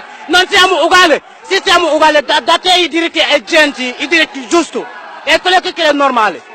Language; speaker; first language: Italian; non-native, learner; Wolof